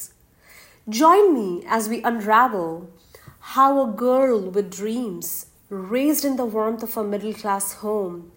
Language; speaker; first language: English; non-native, local second language; Hindi